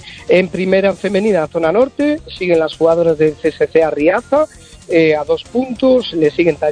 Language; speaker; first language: Spanish; native; Spanish